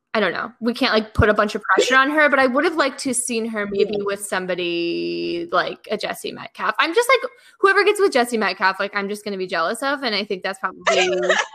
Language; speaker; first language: English; native; English